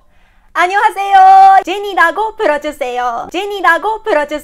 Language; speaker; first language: Korean; non-native, learner; Japanese